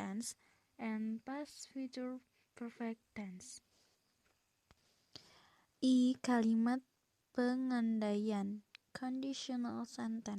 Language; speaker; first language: English; non-native, learner; Indonesian